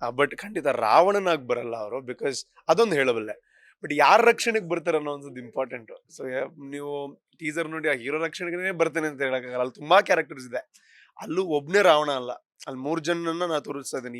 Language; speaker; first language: Kannada; non-native, local second language; Tulu